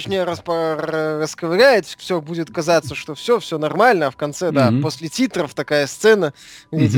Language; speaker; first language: Russian; native; Russian